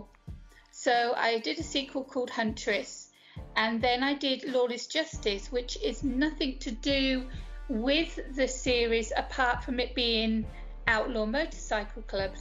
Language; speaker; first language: English; native; English